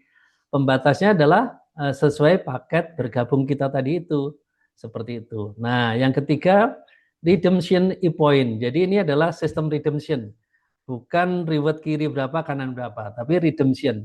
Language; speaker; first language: Indonesian; native; Indonesian